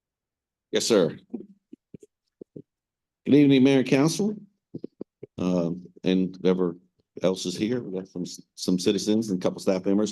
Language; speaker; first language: English; native; English